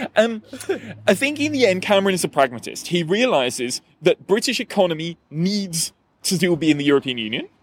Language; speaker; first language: English; native; English